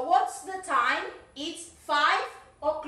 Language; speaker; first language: English; non-native, fluent; Spanish